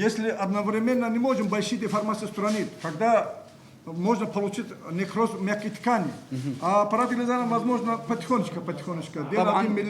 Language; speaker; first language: Russian; native; Russian